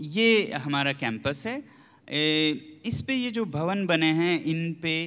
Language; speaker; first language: Hindi; non-native, local second language; Ladakhi